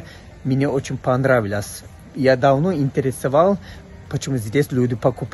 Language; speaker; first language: Russian; non-native, fluent; Turkish